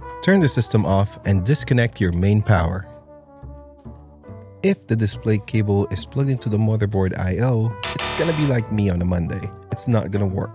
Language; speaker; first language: English; native; English